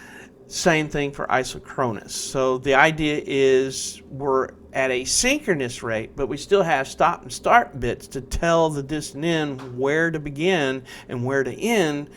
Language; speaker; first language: English; native; English